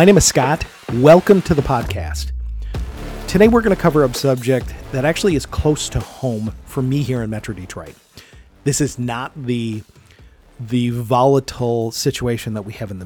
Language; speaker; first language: English; native; English